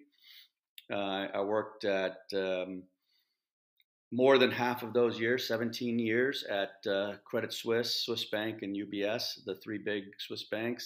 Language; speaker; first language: English; native; English